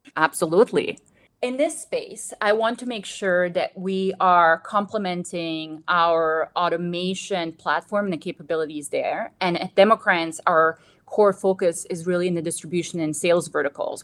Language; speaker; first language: English; non-native, fluent; Bosnian